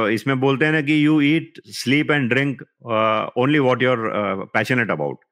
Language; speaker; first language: Hindi; non-native, local second language; Marathi